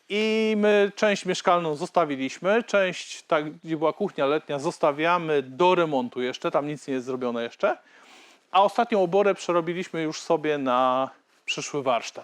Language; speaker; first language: Polish; native; Polish